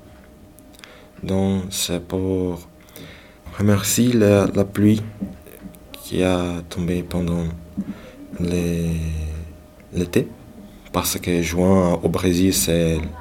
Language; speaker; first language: French; non-native, learner; Portuguese